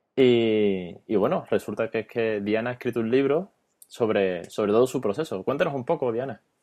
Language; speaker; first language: Spanish; native; Spanish